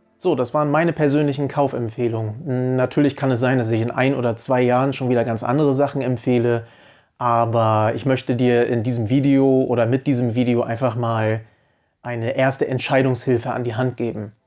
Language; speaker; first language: German; native; German